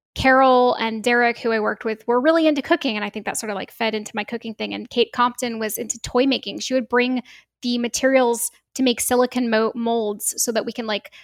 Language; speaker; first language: English; native; English